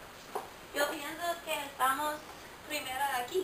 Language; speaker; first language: Spanish; non-native, learner; English